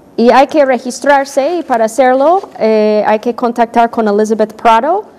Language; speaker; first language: Spanish; non-native, fluent; English